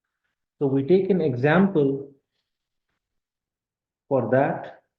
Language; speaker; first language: English; non-native, local second language; Kashmiri